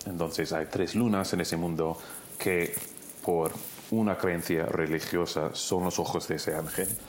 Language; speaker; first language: Spanish; non-native, fluent; English